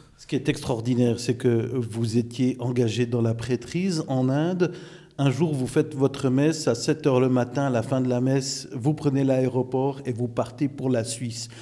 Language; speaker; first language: French; native; French